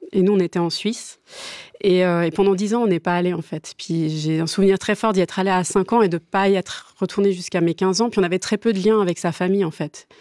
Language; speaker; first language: French; native; French